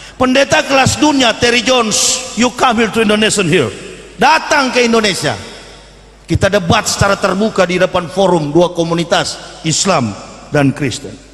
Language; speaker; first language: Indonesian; native; Indonesian